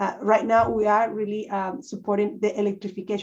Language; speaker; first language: English; non-native, fluent; Spanish